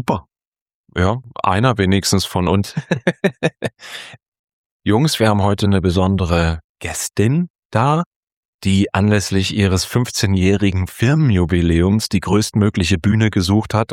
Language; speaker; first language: German; native; German